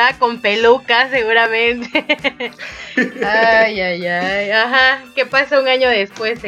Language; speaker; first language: Spanish; native; Spanish